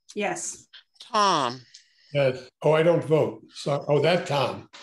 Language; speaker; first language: English; native; English